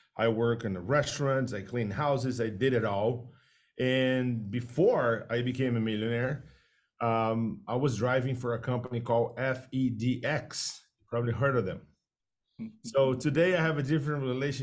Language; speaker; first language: English; non-native, fluent; Portuguese